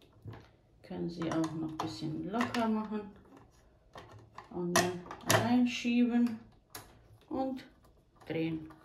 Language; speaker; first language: German; non-native, fluent; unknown